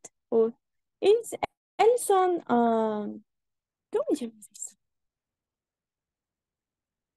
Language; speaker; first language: French; non-native, learner; Spanish